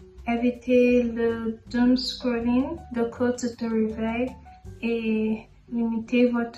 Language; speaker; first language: French; non-native, learner; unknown